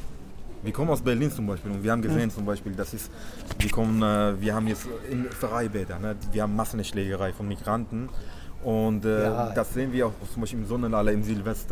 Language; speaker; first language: German; non-native, fluent; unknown